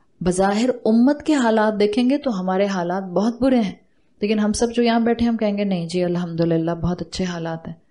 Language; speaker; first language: Urdu; native; Urdu